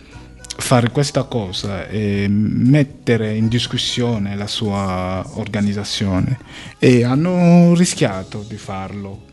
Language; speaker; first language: Italian; non-native, fluent; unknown